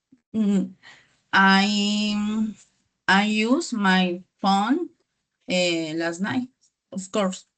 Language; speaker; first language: English; non-native, learner; Spanish